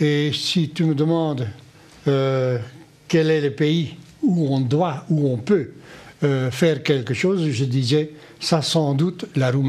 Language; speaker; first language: French; non-native, local second language; Dutch